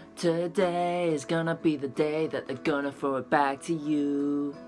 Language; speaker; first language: English; native; English